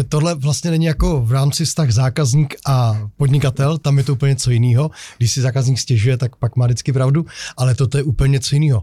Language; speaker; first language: Czech; native; Czech